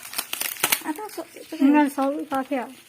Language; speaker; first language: Chinese; non-native, fluent; Indonesian